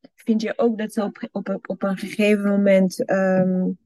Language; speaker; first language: Dutch; non-native, fluent; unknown